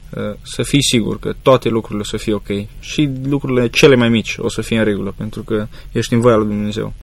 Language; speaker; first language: Romanian; native; Romanian